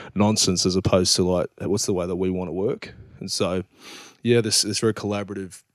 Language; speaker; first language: English; native; English